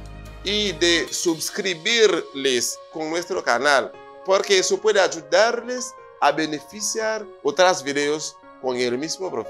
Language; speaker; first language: Spanish; non-native, fluent; Haitian Creole